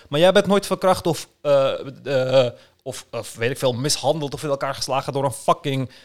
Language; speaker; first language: Dutch; early bilingual, other home language; Turkish